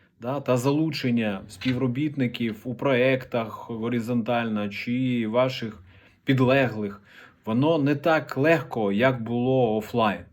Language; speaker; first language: Ukrainian; non-native, local second language; Russian